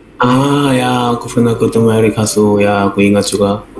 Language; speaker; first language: Indonesian; non-native, learner; Korean